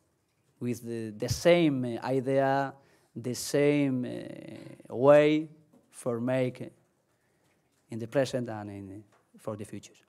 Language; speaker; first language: English; non-native, learner; Spanish